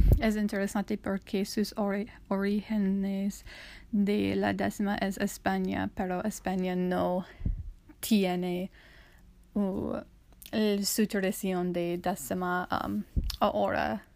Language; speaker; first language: Spanish; non-native, learner; English